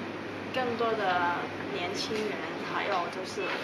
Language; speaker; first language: Chinese; non-native, local second language; Cantonese